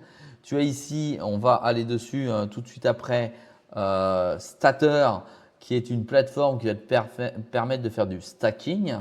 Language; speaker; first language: French; native; French